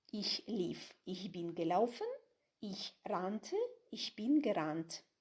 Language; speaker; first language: German; non-native, fluent; Ukrainian